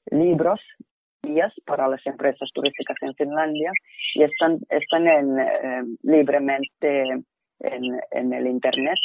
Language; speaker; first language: Spanish; non-native, fluent; Finnish